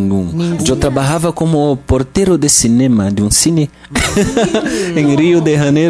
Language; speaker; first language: Spanish; non-native, learner; Portuguese